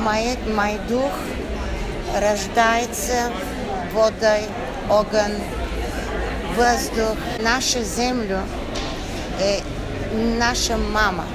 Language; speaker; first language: Russian; non-native, learner; Turkish